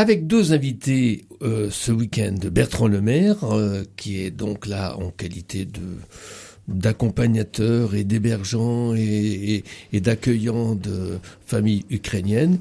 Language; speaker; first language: French; native; French